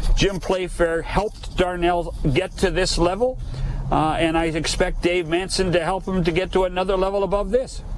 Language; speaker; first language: English; native; English